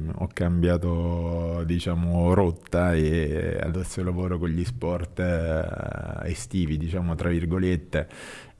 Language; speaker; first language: Italian; native; Italian